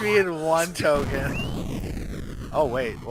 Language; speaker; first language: English; native; English